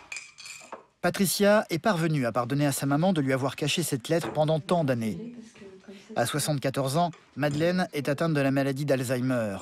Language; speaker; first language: French; native; French